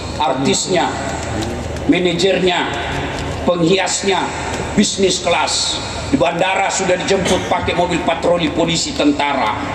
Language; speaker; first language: Indonesian; non-native, local second language; Buginese